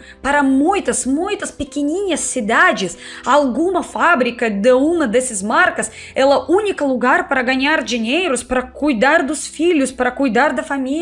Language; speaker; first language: Portuguese; non-native, fluent; Russian